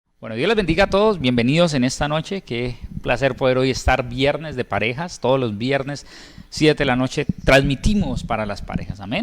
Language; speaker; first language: Spanish; native; Spanish